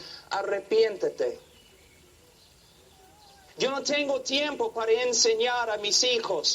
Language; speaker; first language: Spanish; non-native, fluent; English